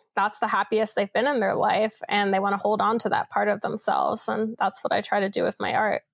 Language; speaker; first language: English; native; English